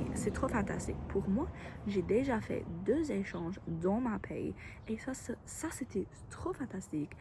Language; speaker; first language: French; non-native, learner; English